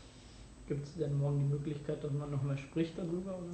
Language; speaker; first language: German; native; German